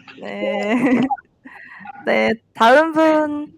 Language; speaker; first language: Korean; non-native, fluent; Thai